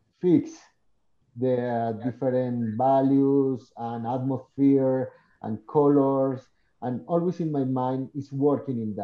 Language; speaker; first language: English; non-native, learner; Spanish